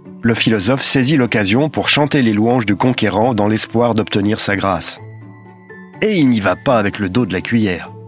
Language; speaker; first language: French; native; French